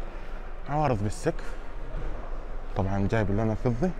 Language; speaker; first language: Arabic; native; Arabic